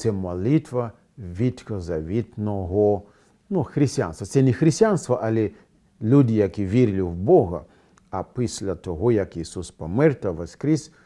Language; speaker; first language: Ukrainian; non-native, fluent; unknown